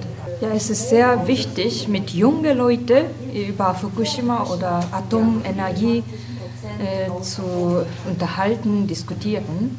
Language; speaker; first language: German; non-native, learner; Japanese